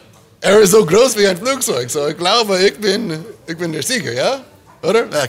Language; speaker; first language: German; non-native, learner; English